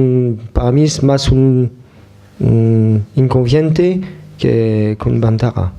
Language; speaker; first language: Spanish; non-native, fluent; French